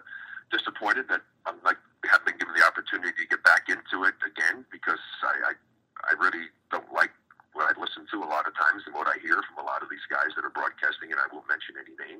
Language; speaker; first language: English; native; English